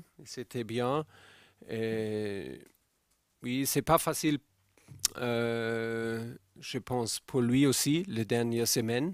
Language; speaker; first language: French; non-native, fluent; German